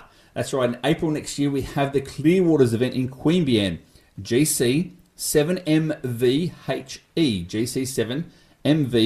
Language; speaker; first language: English; native; English